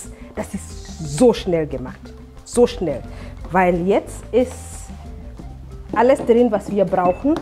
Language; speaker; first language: German; non-native, fluent; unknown